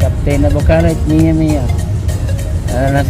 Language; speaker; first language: Arabic; non-native, learner; Filipino